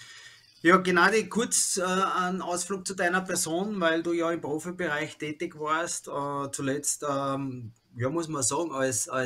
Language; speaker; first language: German; native; German